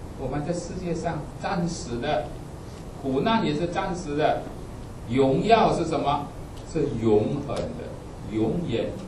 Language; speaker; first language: Chinese; non-native, fluent; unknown